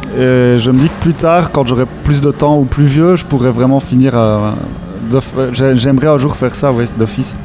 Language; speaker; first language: French; native; French